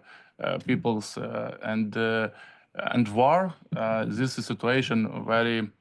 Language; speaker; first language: English; non-native, learner; Ukrainian